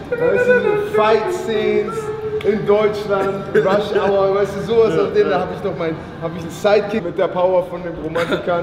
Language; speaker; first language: German; native; German